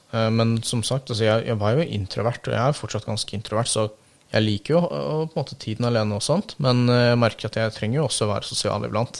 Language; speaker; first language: Norwegian; early bilingual, other home language; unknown